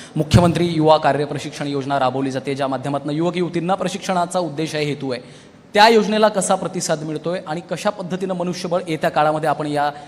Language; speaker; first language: Marathi; native; Marathi